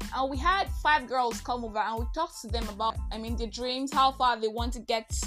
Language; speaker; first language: English; non-native, local second language; Igbo